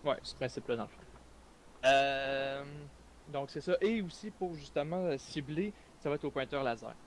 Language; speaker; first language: French; native; French